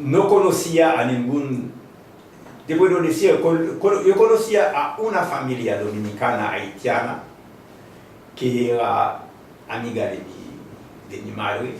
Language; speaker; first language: Spanish; non-native, fluent; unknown